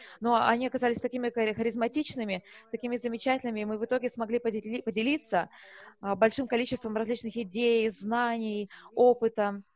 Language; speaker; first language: Russian; non-native, fluent; Malay